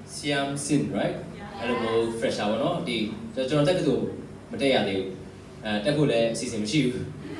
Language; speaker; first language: Burmese; non-native, local second language; Tedim Chin